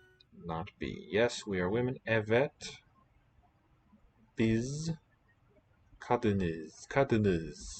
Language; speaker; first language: Turkish; non-native, learner; English